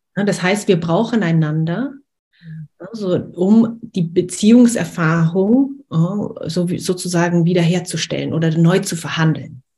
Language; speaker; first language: German; native; German